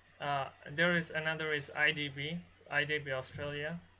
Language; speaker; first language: English; non-native, learner; Bangla